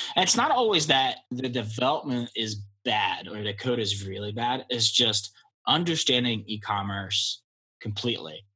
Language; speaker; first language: English; early bilingual, other home language; Polish